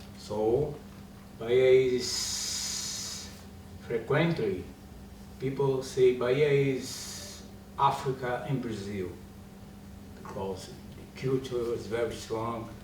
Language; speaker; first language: English; non-native, learner; Portuguese